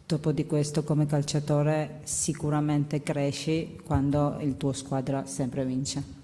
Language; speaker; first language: Italian; non-native, learner; Georgian